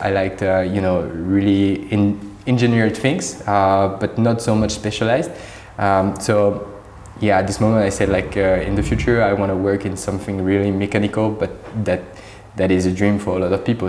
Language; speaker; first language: English; non-native, fluent; French